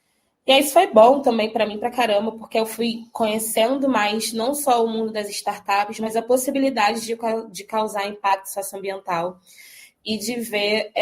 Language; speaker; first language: Portuguese; native; Portuguese